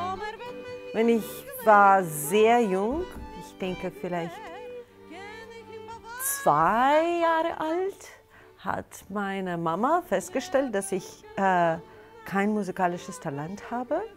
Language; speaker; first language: German; non-native, fluent; Russian